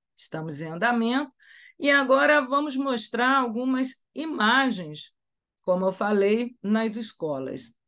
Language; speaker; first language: Portuguese; native; Portuguese